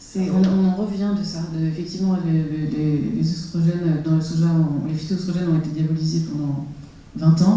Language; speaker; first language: French; native; French